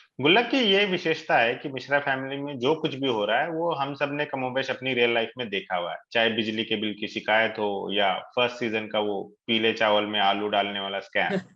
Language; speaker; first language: Hindi; native; Hindi